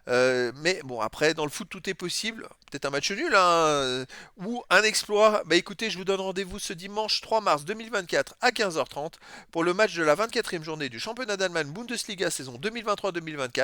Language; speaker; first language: French; native; French